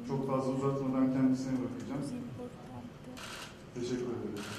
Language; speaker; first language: Turkish; native; Turkish